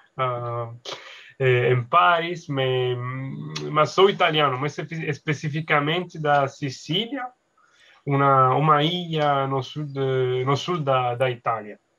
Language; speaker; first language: Portuguese; non-native, learner; Italian